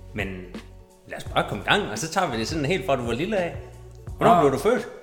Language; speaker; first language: Danish; native; Danish